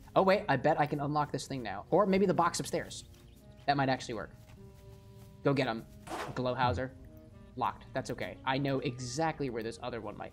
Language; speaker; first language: English; native; English